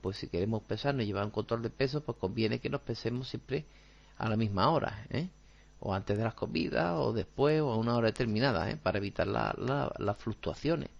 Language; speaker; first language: Spanish; native; Spanish